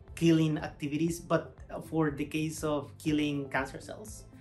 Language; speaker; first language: English; non-native, fluent; Spanish